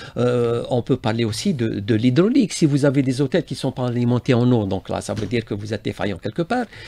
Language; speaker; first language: French; non-native, local second language; Arabic